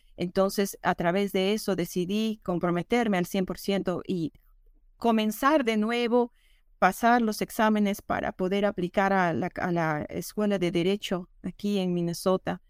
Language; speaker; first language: Spanish; native; Spanish